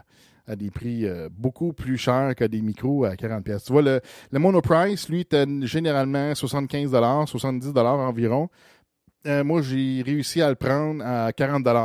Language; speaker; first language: French; native; French